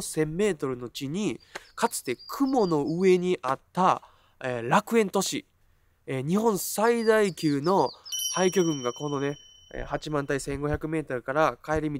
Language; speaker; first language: Japanese; native; Japanese